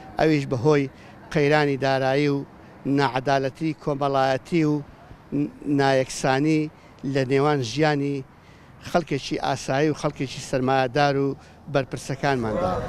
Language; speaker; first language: Central Kurdish; native; Central Kurdish